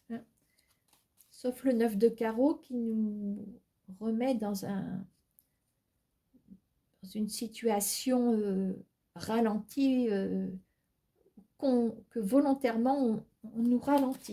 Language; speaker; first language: French; native; French